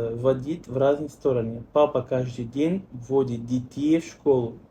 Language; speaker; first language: Russian; non-native, fluent; Arabic